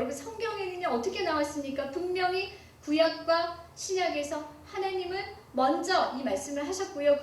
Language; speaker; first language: Korean; native; Korean